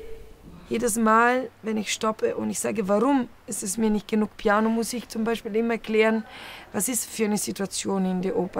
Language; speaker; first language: German; non-native, fluent; Bulgarian